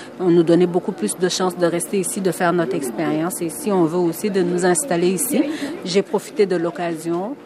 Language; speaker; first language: French; non-native, local second language; Wolof